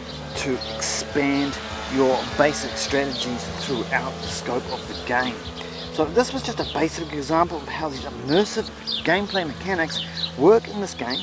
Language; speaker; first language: English; native; English